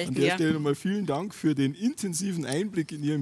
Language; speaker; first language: German; native; German